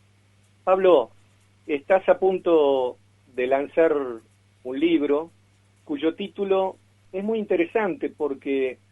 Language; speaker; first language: Spanish; native; Spanish